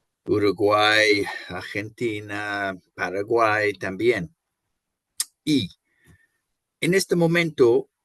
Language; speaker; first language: Spanish; non-native, fluent; Portuguese